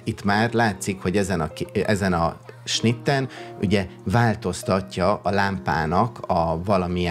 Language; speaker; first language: Hungarian; native; Hungarian